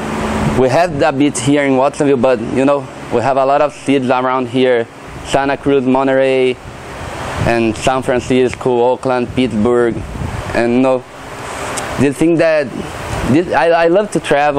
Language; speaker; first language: English; non-native, learner; Portuguese